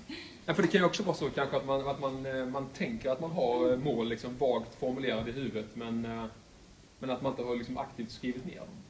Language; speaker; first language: Swedish; native; Swedish